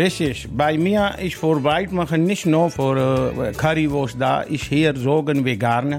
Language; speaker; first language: German; non-native, learner; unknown